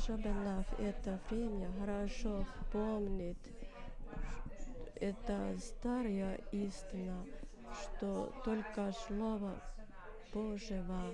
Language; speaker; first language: Russian; non-native, learner; Finnish